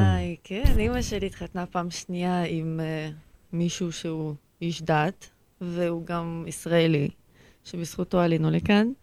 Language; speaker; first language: Hebrew; early bilingual, other home language; Russian